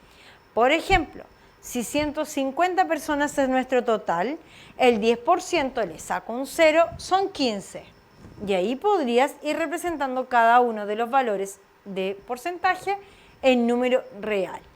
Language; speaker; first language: Spanish; native; Spanish